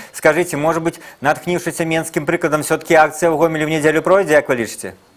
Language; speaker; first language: Belarusian; native; Belarusian